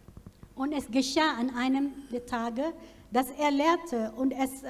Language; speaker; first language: German; non-native, fluent; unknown